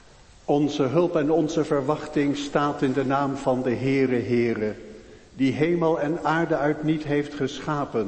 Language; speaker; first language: Dutch; native; Dutch